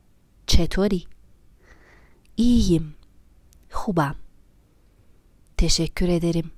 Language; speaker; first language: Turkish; non-native, fluent; Persian